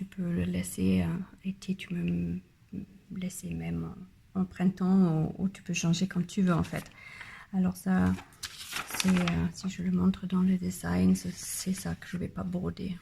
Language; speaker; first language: French; non-native, learner; German